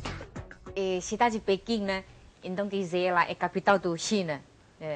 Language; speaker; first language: Portuguese; non-native, learner; Chinese